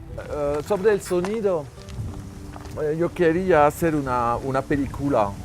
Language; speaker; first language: Spanish; non-native, learner; French